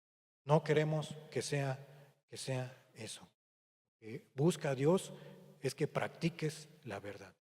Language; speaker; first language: Spanish; native; Spanish